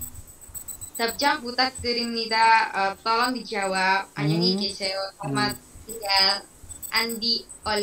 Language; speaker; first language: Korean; non-native, learner; Indonesian